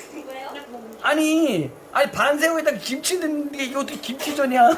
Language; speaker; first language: Korean; native; Korean